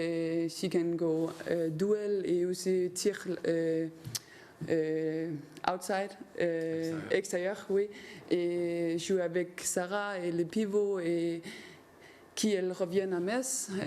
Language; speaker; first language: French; non-native, learner; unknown